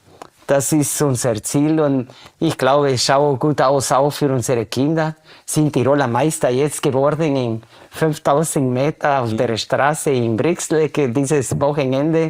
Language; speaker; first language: German; non-native, fluent; Spanish